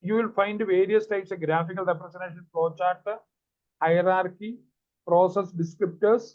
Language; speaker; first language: English; non-native, local second language; Malayalam